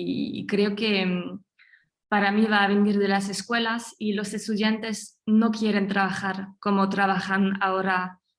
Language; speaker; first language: Spanish; non-native, fluent; French